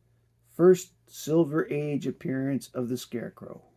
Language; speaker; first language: English; native; English